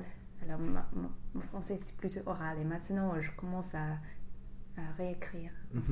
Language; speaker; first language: French; non-native, fluent; English